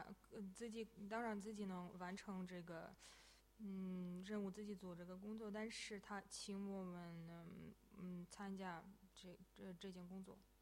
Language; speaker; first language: Chinese; non-native, fluent; Russian